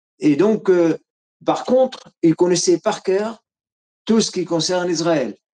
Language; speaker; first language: French; non-native, fluent; Arabic